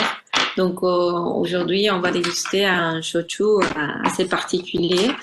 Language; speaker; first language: French; non-native, fluent; Spanish